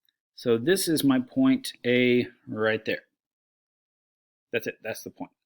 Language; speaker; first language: English; native; English